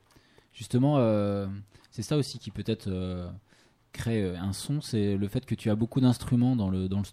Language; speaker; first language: French; native; French